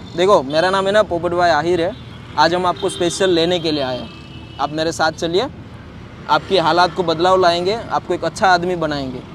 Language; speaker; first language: Hindi; non-native, local second language; Gujarati